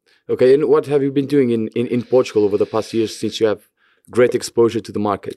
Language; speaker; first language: English; non-native, fluent; Portuguese